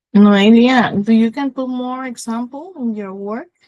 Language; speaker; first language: English; non-native, learner; Spanish